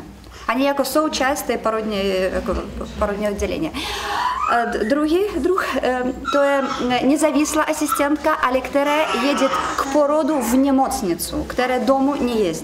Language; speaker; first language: Czech; non-native, learner; Russian